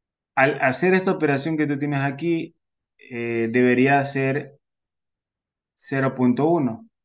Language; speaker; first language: Spanish; native; Spanish